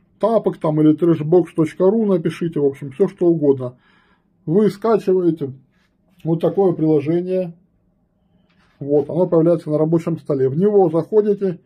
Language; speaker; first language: Russian; native; Russian